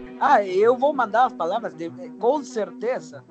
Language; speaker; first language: Portuguese; non-native, fluent; Spanish